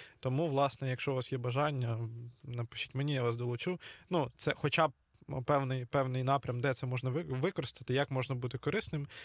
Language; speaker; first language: Ukrainian; native; Ukrainian